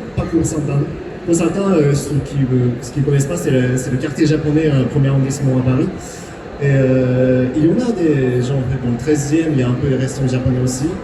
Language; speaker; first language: French; non-native, fluent; Japanese